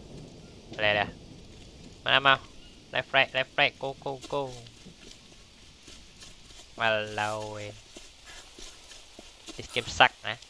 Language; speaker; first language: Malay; non-native, local second language; Chinese